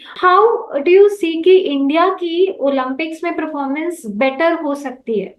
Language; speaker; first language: Hindi; native; Hindi